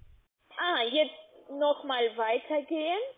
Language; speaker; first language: German; non-native, learner; Russian